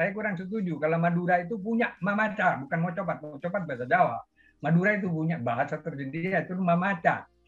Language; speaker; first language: Indonesian; non-native, local second language; Madurese